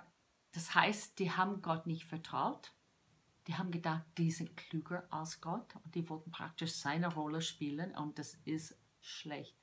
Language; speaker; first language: German; non-native, fluent; English